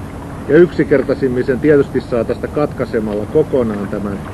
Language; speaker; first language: Finnish; native; Finnish